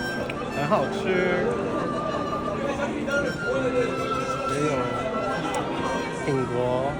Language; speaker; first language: Chinese; non-native, learner; English